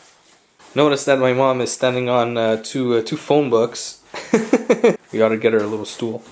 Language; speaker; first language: English; early bilingual, other home language; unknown